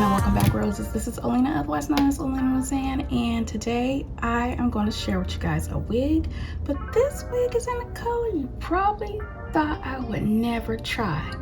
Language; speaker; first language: English; native; English